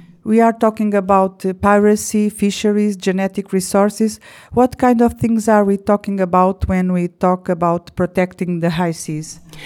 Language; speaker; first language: English; non-native, fluent; Portuguese